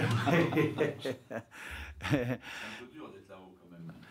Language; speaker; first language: French; native; French